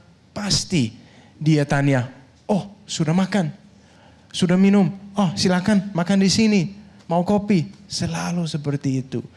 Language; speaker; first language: Indonesian; non-native, fluent; Danish